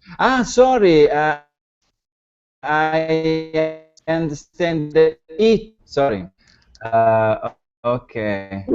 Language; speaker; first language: English; non-native, learner; Italian